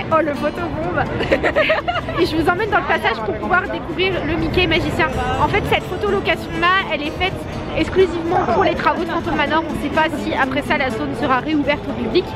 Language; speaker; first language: French; native; French